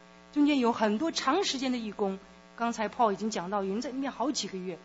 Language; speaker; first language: Chinese; native; Chinese